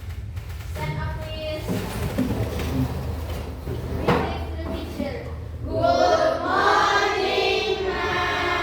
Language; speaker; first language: English; non-native, learner; Indonesian